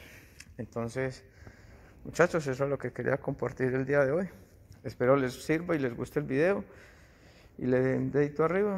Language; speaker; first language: Spanish; native; Spanish